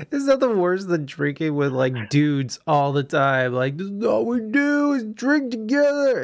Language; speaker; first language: English; early bilingual, other home language; Spanish